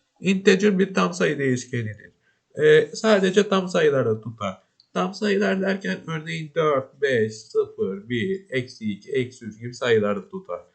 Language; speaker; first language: Turkish; native; Turkish